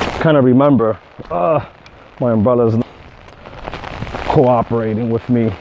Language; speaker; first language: English; native; English